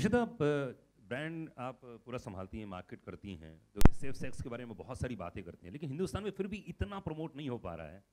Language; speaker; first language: Hindi; native; Hindi